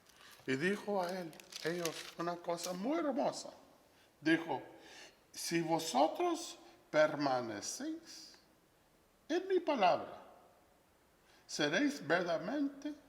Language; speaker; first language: Spanish; non-native, fluent; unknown